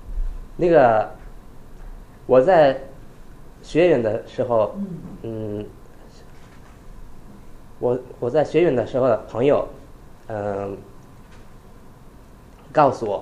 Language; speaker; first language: Chinese; non-native, fluent; Japanese